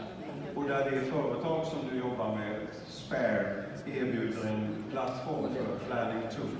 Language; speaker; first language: Swedish; native; Swedish